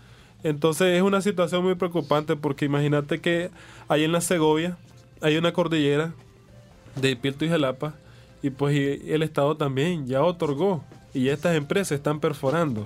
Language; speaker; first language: Spanish; native; Spanish